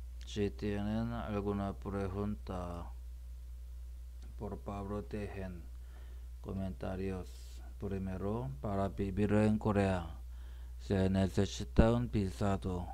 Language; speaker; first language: Spanish; non-native, learner; Korean